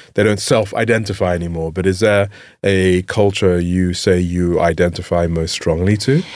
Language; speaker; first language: English; native; English